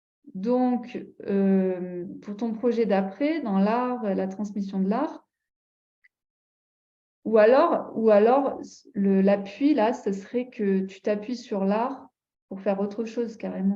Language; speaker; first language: French; native; French